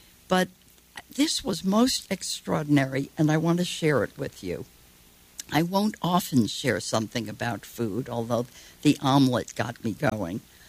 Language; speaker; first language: English; native; English